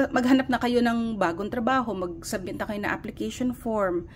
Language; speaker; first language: Filipino; native; Filipino